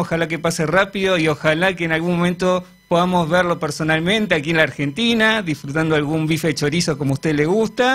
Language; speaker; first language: Spanish; native; Spanish